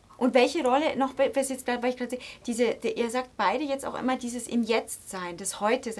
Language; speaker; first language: German; native; German